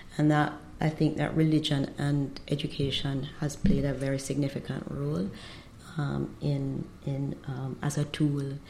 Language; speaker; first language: English; native; English